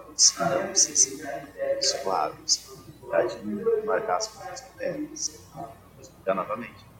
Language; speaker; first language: Portuguese; native; Portuguese